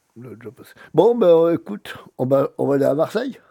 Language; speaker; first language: French; native; French